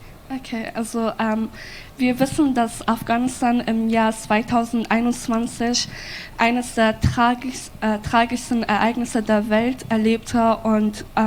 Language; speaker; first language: German; non-native, fluent; Persian